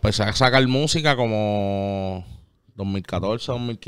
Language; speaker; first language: Spanish; native; Spanish